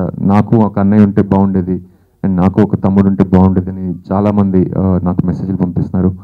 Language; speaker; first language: Telugu; native; Telugu